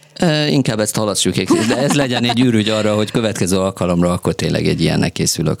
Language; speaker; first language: Hungarian; non-native, fluent; Persian